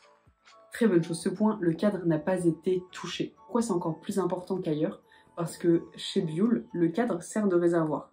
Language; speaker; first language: French; native; French